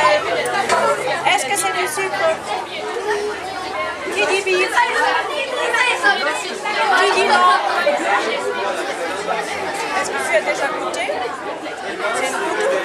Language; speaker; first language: French; non-native, fluent; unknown